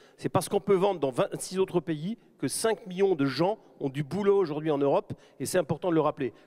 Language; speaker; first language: French; native; French